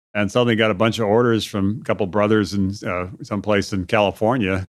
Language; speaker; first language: English; native; English